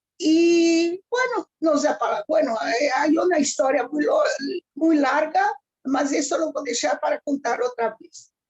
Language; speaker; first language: Spanish; early bilingual, heritage; Ladino